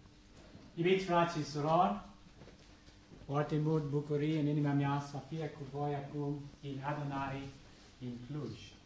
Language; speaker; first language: Romanian; non-native, learner; English